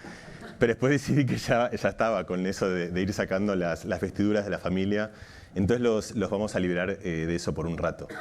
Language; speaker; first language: Spanish; native; Spanish